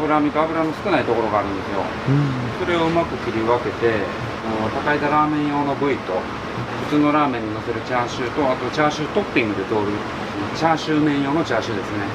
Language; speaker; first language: Japanese; native; Japanese